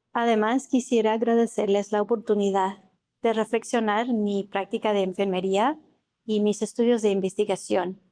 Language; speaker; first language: Spanish; early bilingual, other home language; English